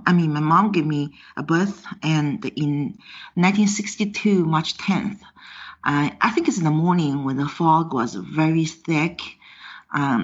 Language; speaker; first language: English; non-native, fluent; Chinese